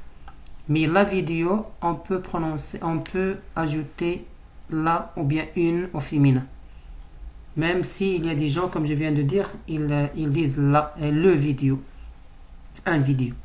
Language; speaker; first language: French; non-native, local second language; Arabic